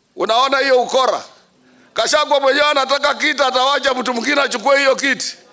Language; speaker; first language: Swahili; non-native, local second language; Luyia